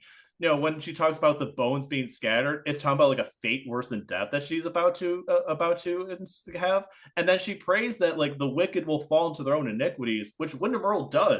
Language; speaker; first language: English; native; English